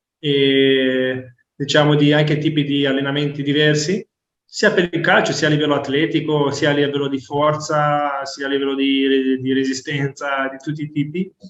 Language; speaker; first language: Italian; non-native, fluent; Romanian